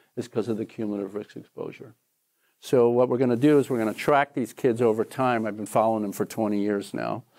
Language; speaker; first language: English; native; English